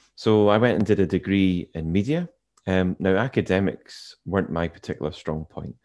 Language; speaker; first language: English; native; English